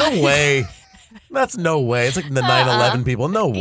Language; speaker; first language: English; native; English